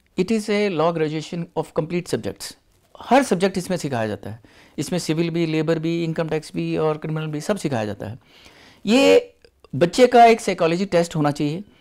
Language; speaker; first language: Hindi; non-native, local second language; Punjabi